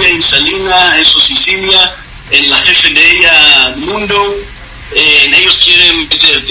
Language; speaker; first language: Spanish; non-native, learner; Hebrew